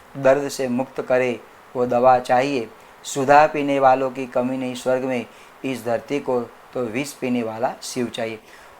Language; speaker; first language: Hindi; non-native, local second language; Gujarati